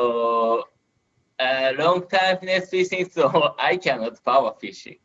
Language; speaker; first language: English; non-native, learner; Japanese